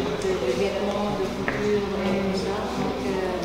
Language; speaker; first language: French; non-native, fluent; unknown